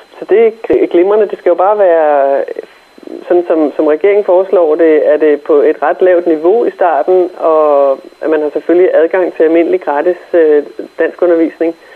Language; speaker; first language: Danish; native; Danish